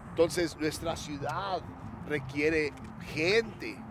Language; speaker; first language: Spanish; early bilingual, heritage; Spanish